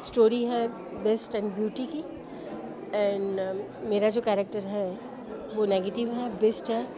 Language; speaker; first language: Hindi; non-native, local second language; Gujarati